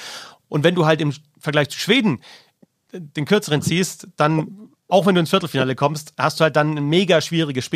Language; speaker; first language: German; native; German